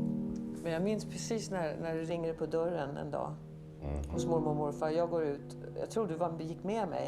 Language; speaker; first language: Swedish; native; Swedish